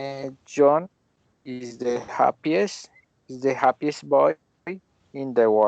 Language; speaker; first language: English; non-native, learner; Spanish